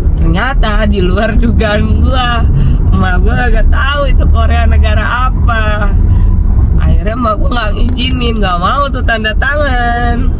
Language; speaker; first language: Indonesian; native; Indonesian